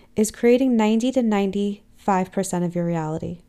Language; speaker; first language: English; native; English